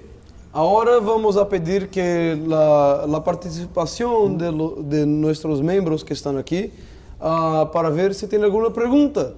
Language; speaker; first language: Spanish; non-native, fluent; Portuguese